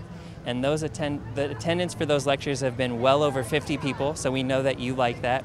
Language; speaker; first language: English; native; English